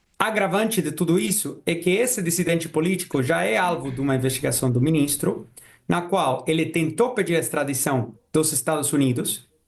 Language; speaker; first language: Portuguese; non-native, fluent; Spanish